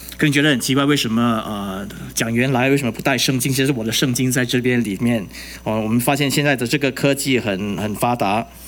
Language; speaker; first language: Chinese; native; Chinese